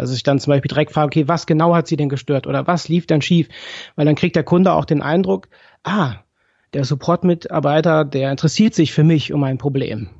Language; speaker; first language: German; native; German